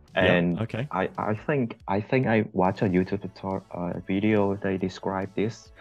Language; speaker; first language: English; non-native, fluent; Vietnamese